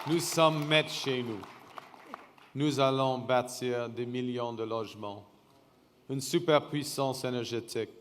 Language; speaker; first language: French; non-native, fluent; English